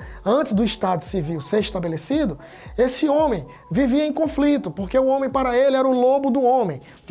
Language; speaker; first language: Portuguese; native; Portuguese